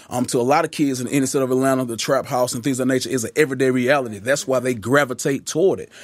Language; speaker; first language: English; native; English